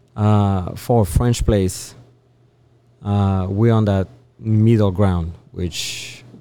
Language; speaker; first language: English; non-native, fluent; French